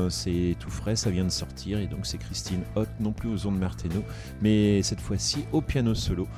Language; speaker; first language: French; native; French